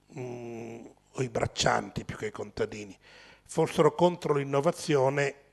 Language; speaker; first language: Italian; native; Italian